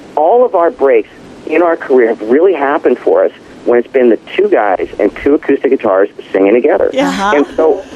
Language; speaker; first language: English; native; English